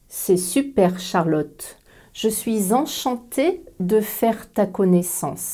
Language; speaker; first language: French; native; French